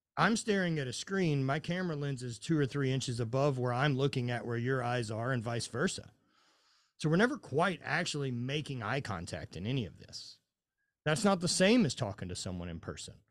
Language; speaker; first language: English; native; English